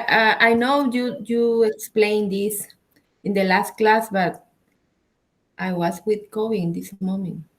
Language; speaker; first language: English; non-native, learner; Spanish